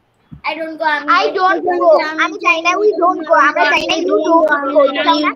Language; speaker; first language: English; non-native, learner; Bangla